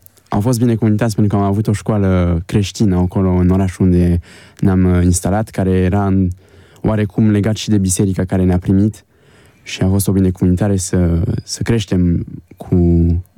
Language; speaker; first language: Romanian; early bilingual, heritage; Romanian